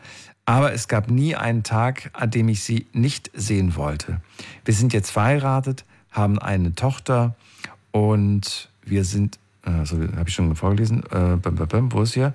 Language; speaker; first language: German; native; German